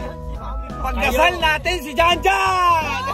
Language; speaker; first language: Filipino; native; Filipino